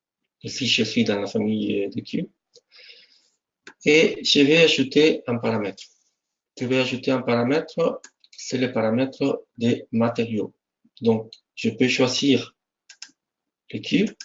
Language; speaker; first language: French; non-native, fluent; Spanish